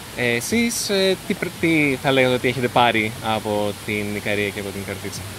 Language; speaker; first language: Greek; native; Greek